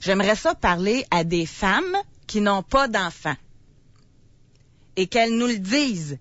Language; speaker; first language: French; native; French